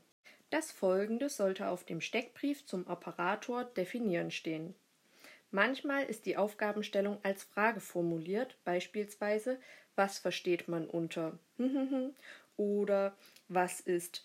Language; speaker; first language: German; native; German